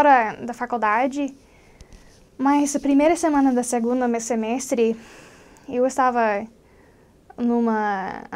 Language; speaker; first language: Portuguese; non-native, fluent; English